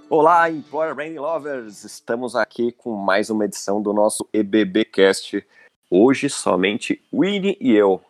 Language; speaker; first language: Portuguese; native; Portuguese